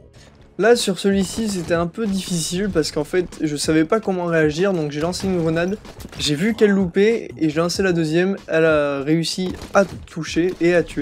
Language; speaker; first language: French; native; French